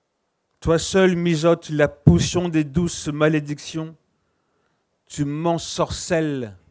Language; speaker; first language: French; native; French